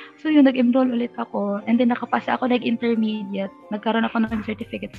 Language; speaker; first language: Filipino; non-native, local second language; Waray